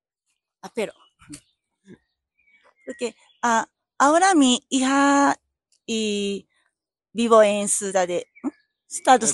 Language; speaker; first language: Spanish; non-native, learner; Japanese